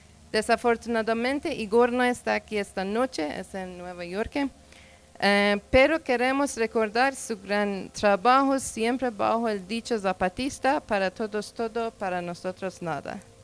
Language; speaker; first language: Spanish; non-native, learner; Persian